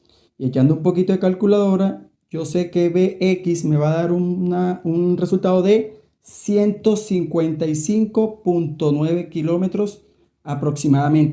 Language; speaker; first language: Spanish; native; Spanish